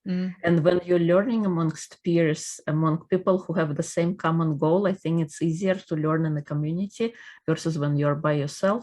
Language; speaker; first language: English; non-native, fluent; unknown